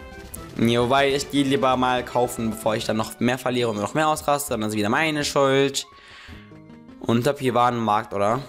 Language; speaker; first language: German; native; German